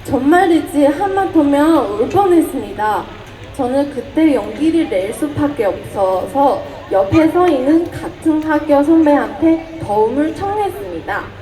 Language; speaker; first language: Korean; non-native, fluent; Chinese